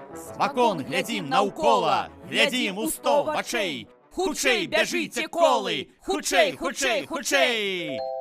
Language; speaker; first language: Belarusian; native; Belarusian